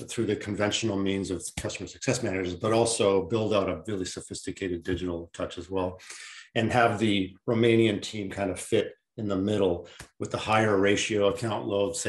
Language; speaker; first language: English; native; English